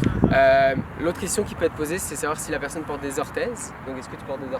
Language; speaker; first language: French; native; French